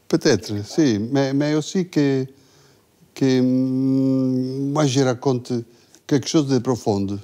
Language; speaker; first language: French; non-native, fluent; Italian